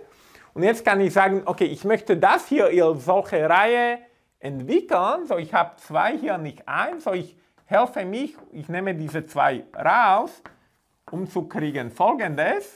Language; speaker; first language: German; non-native, fluent; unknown